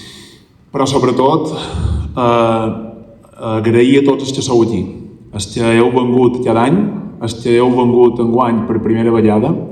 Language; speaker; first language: Catalan; native; Catalan